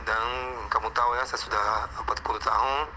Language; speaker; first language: Indonesian; non-native, fluent; Portuguese